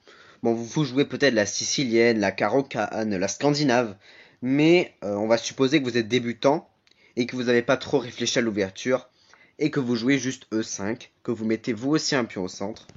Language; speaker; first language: French; native; French